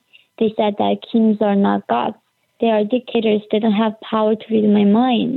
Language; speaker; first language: English; early bilingual, other home language; Korean